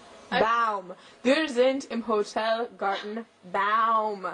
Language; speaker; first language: German; non-native, learner; English